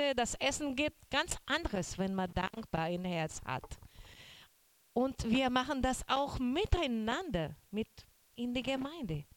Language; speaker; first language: German; non-native, learner; Portuguese